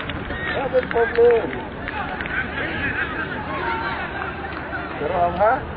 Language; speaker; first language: Arabic; non-native, learner; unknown